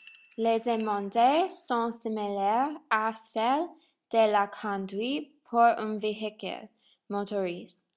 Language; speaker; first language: French; non-native, learner; English